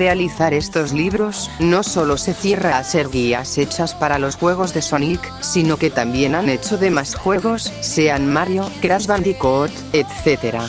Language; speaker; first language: Spanish; native; Spanish